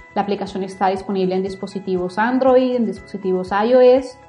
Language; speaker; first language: Spanish; native; Spanish